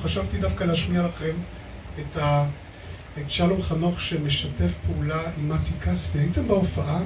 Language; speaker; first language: Hebrew; native; Hebrew